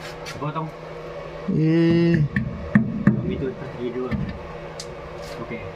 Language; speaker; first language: Indonesian; native; Indonesian